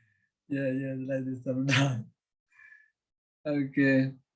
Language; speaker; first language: English; non-native, fluent; Burmese